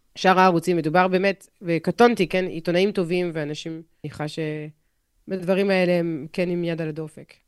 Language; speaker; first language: Hebrew; non-native, fluent; French